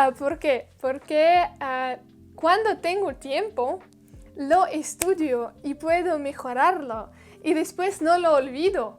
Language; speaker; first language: Spanish; non-native, learner; Russian